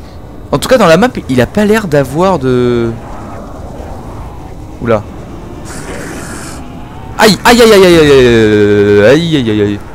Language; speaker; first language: French; native; French